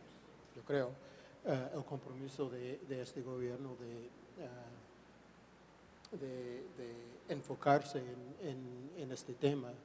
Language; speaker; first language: Spanish; non-native, fluent; English